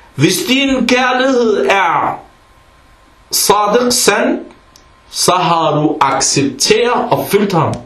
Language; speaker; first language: Danish; early bilingual, other home language; Arabic